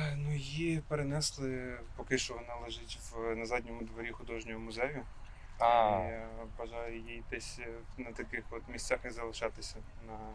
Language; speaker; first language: Ukrainian; non-native, local second language; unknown